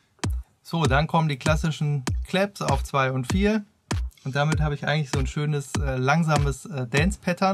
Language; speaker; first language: German; native; German